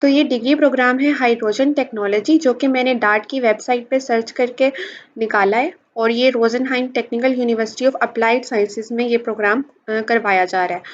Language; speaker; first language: Urdu; native; Urdu